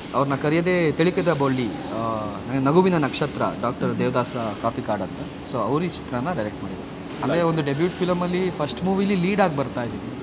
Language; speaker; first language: Kannada; native; Kannada